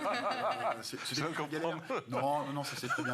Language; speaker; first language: French; native; French